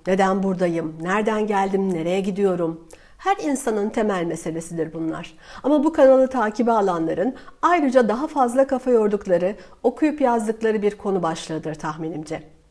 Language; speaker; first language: Turkish; native; Turkish